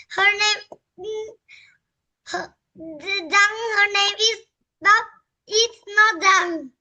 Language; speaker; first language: English; non-native, learner; Vietnamese